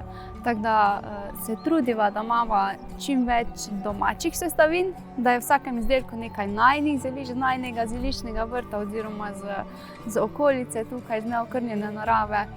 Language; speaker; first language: Slovenian; native; Slovenian